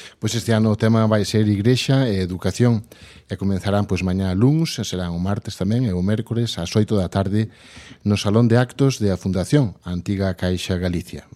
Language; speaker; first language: Galician; native; Galician